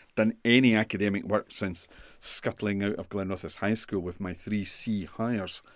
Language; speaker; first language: English; native; English